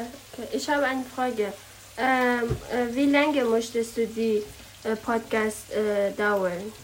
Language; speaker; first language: German; non-native, learner; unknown